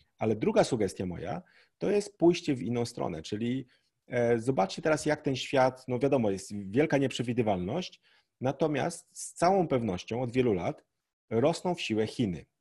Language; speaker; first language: Polish; native; Polish